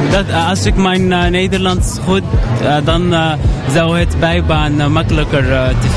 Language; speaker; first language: Dutch; non-native, learner; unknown